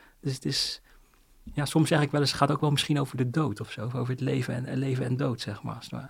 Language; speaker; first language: Dutch; early bilingual, other home language; Cantonese